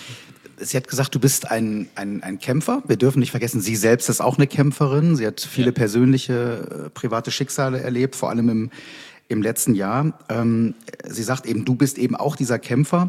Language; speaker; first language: German; native; German